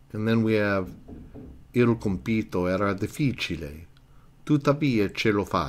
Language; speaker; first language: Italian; non-native, fluent; English